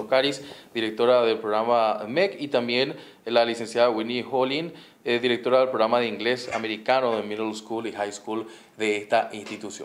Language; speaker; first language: Spanish; native; Spanish